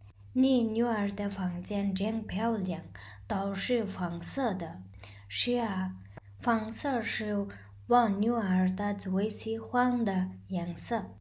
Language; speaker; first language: Chinese; non-native, fluent; Mongolian